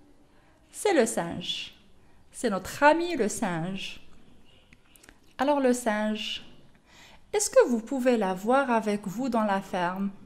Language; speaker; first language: French; non-native, local second language; Arabic